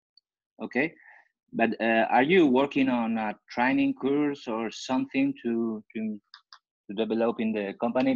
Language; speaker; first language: English; non-native, fluent; Spanish